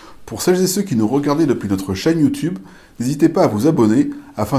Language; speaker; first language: French; native; French